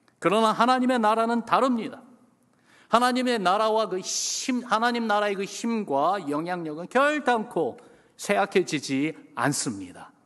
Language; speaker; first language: Korean; early bilingual, other home language; English